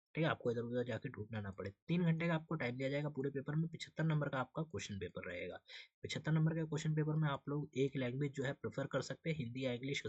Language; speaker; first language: Hindi; native; Hindi